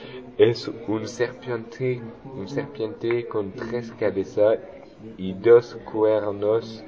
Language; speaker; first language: Spanish; non-native, learner; French